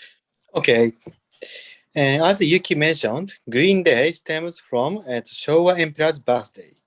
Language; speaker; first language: English; non-native, learner; Japanese